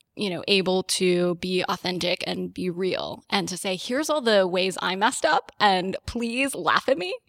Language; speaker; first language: English; early bilingual, other home language; Hebrew